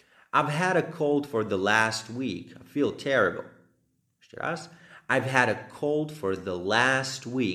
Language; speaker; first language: English; non-native, fluent; Slovak